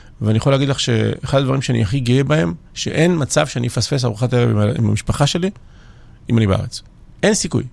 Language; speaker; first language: Hebrew; early bilingual, other home language; Georgian